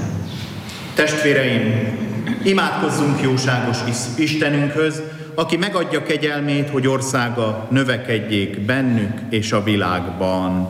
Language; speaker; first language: Hungarian; native; Hungarian